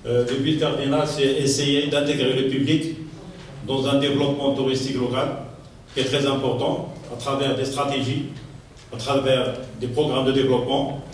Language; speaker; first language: French; non-native, local second language; Arabic